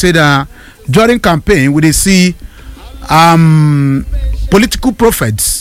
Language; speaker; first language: Nigerian Pidgin; non-native, local second language; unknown